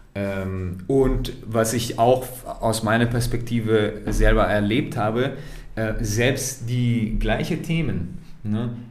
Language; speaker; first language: German; non-native, fluent; Italian